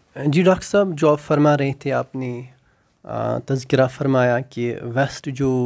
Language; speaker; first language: Urdu; non-native, local second language; Kashmiri